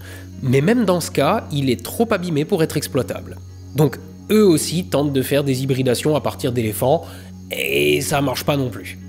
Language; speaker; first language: French; native; French